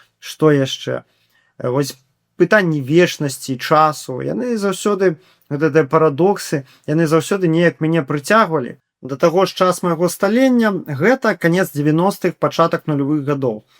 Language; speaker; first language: Belarusian; native; Belarusian